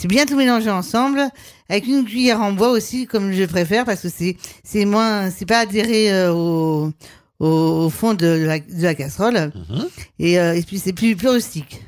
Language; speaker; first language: French; native; French